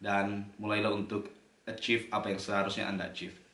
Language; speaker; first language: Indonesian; native; Indonesian